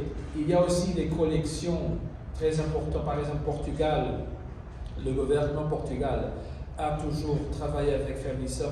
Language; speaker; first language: French; non-native, fluent; Italian